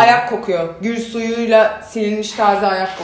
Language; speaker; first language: Turkish; native; Turkish